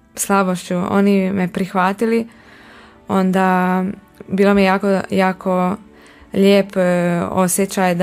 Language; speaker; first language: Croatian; non-native, local second language; Hungarian